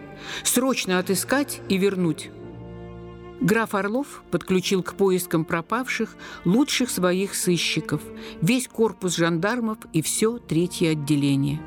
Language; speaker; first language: Russian; native; Russian